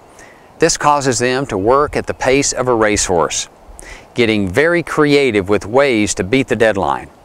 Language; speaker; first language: English; native; English